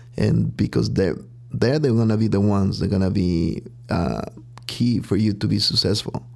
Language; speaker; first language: English; non-native, fluent; Spanish